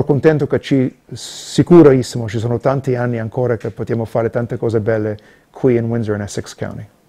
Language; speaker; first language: Italian; early bilingual, heritage; Italian